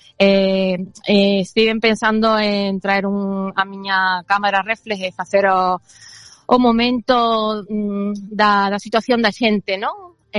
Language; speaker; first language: Galician; non-native, local second language; Spanish